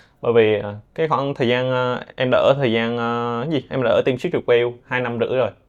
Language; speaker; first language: Vietnamese; native; Vietnamese